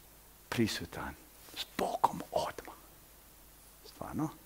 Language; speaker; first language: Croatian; early bilingual, heritage; Croatian